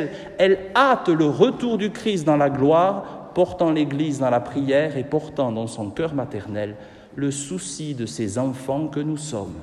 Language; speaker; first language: French; native; French